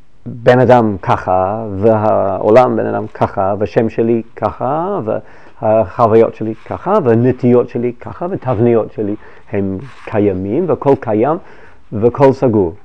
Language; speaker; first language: Hebrew; non-native, fluent; English